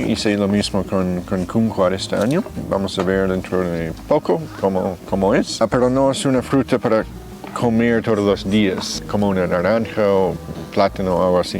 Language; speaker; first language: Spanish; non-native, fluent; English